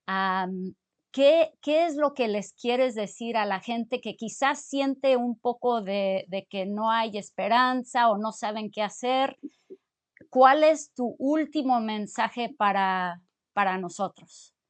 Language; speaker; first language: Spanish; early bilingual, other home language; English